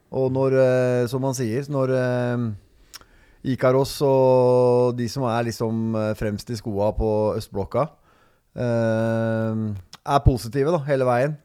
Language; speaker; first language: Norwegian; native; Norwegian